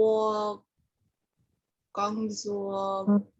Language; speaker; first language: Chinese; non-native, learner; English